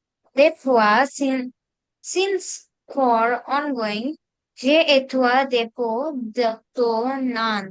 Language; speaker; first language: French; non-native, learner; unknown